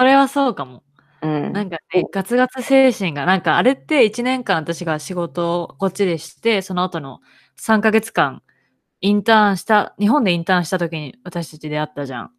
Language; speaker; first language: Japanese; native; Japanese